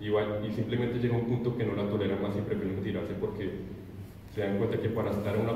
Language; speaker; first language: Spanish; native; Spanish